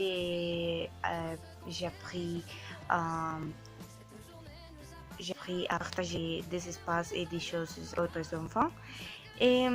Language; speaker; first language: French; non-native, learner; Spanish